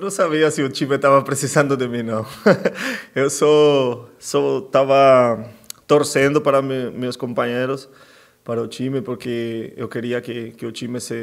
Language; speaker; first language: Portuguese; non-native, fluent; Spanish